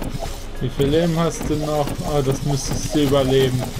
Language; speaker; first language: German; native; German